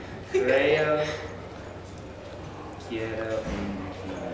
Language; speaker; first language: Spanish; non-native, learner; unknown